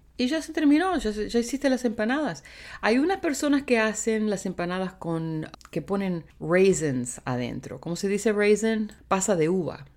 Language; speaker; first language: Spanish; native; Spanish